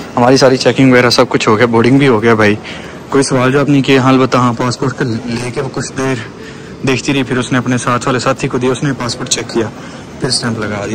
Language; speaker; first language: Urdu; native; Urdu